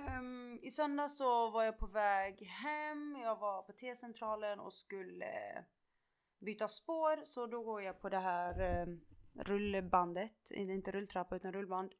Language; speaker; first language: Swedish; early bilingual, other home language; Kurdish